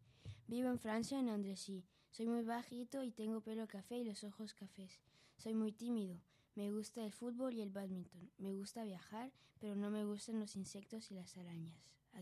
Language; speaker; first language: Spanish; early bilingual, heritage; Spanish